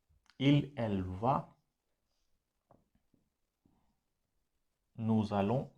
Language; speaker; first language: French; non-native, fluent; Hindi